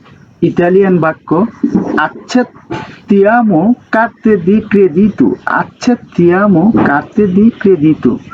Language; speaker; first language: Italian; non-native, learner; Bangla